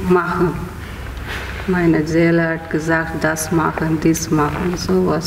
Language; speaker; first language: German; non-native, learner; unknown